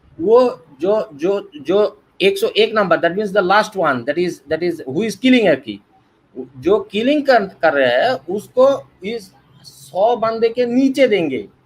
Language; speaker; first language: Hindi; non-native, learner; Bangla